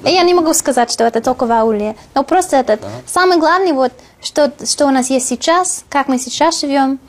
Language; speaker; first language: Russian; non-native, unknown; English